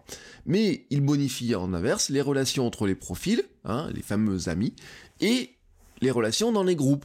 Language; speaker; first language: French; native; French